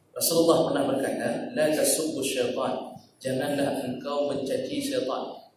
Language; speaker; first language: Malay; non-native, local second language; Achinese